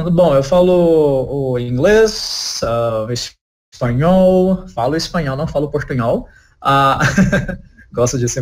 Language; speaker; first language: Portuguese; native; Portuguese